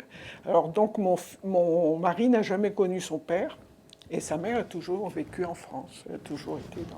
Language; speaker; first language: French; native; French